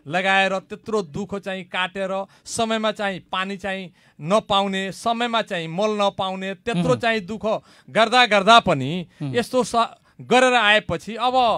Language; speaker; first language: Nepali; non-native, local second language; Bhojpuri